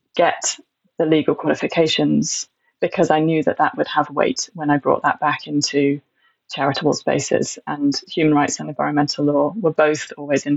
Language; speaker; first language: English; native; English